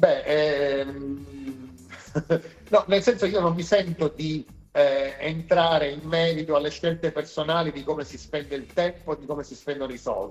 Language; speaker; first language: Italian; native; Italian